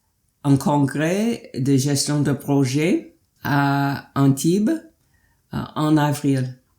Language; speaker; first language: French; non-native, fluent; English